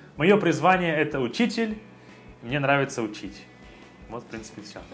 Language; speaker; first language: Russian; native; Russian